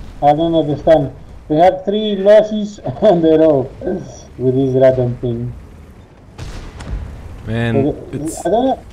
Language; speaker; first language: English; non-native, learner; Greek